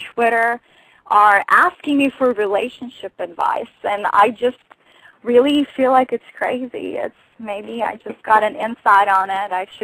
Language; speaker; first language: English; non-native, fluent; Russian